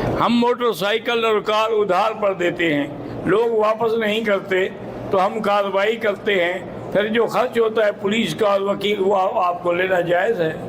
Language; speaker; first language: Urdu; native; Urdu